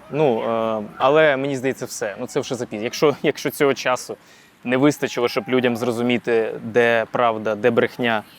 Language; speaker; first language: Ukrainian; non-native, local second language; Russian